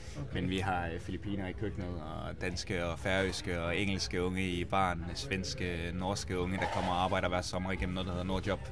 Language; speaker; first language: Danish; native; Danish